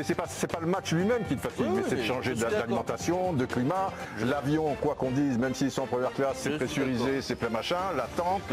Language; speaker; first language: French; native; French